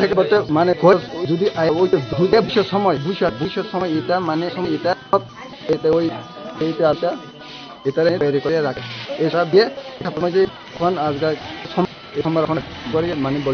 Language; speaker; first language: Bangla; non-native, local second language; Kok Borok